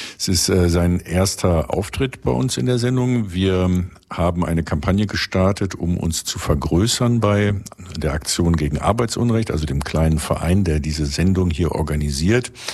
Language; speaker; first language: German; native; German